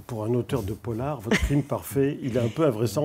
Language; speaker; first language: French; native; French